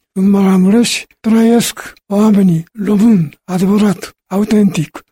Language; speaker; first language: Romanian; non-native, learner; Japanese